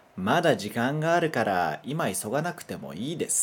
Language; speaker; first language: Japanese; non-native, fluent; Portuguese